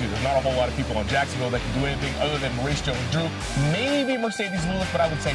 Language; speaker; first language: English; native; English